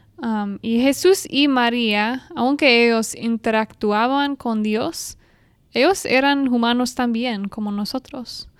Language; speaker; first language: Spanish; non-native, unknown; English